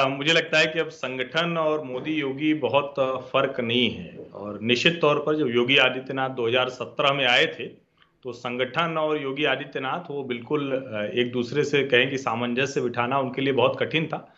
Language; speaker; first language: Hindi; native; Hindi